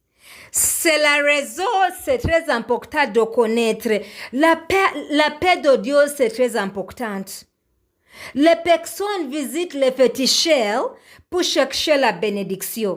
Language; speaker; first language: French; non-native, learner; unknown